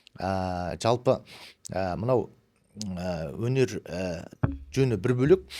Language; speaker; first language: Kazakh; early bilingual, heritage; Kazakh